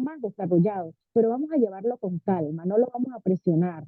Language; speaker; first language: Spanish; native; Spanish